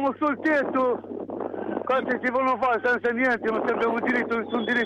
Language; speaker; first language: Italian; non-native, learner; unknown